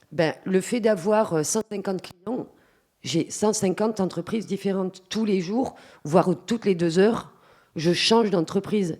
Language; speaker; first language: French; native; French